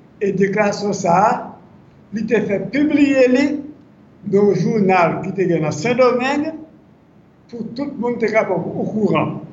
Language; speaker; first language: French; non-native, local second language; Haitian Creole